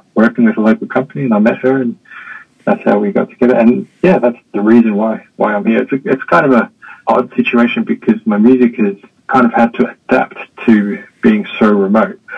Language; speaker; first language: English; native; English